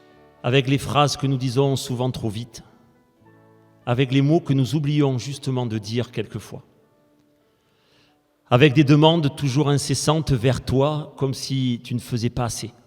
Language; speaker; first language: French; native; French